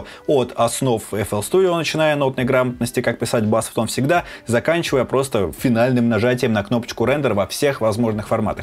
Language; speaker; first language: Russian; native; Russian